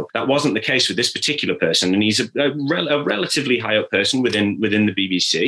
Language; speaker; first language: English; native; English